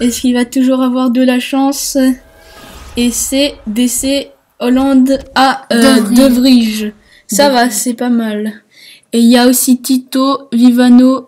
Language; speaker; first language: French; native; French